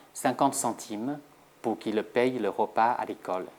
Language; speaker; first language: French; non-native, fluent; Chinese